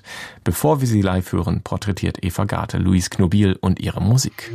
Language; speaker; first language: German; native; German